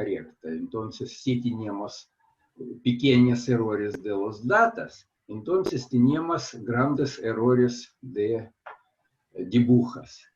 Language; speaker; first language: Spanish; non-native, fluent; Russian